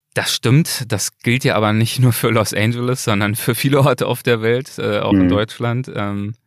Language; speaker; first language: German; native; German